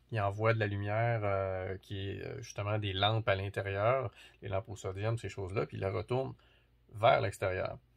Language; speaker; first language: French; native; French